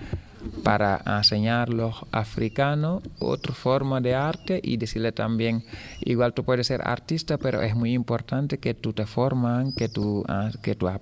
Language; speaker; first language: Spanish; non-native, fluent; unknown